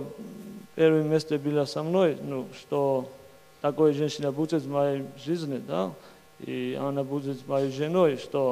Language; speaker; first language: Russian; non-native, learner; Georgian